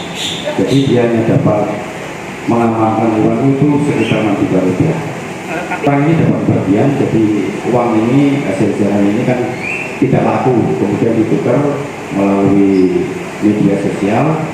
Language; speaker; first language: Indonesian; native; Indonesian